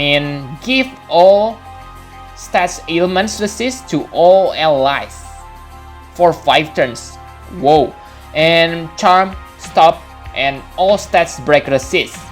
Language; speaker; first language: English; non-native, fluent; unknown